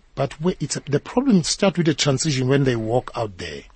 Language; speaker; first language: English; non-native, local second language; Zulu